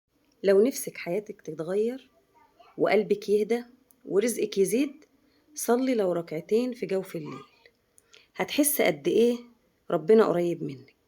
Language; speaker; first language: Arabic; native; Arabic